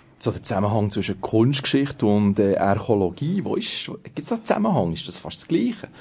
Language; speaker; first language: German; native; German